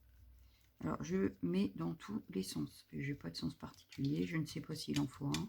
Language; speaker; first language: French; native; French